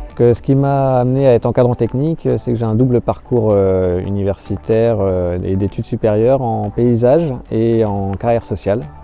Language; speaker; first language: French; native; French